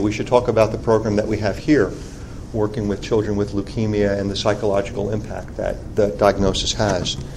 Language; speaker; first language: English; native; English